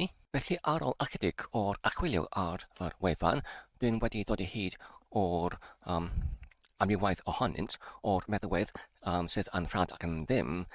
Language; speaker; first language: Welsh; non-native, learner; English